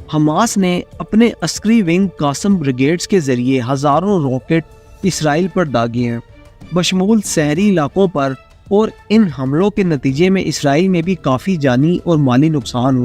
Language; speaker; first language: Urdu; native; Urdu